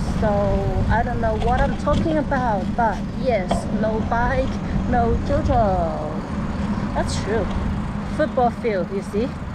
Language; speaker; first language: English; non-native, fluent; Chinese